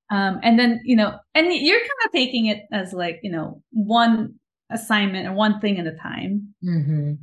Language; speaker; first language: English; non-native, local second language; Filipino